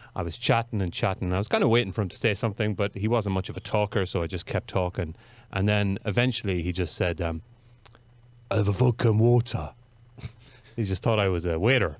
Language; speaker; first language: English; native; English